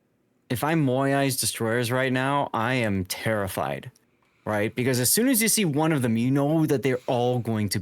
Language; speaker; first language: English; native; English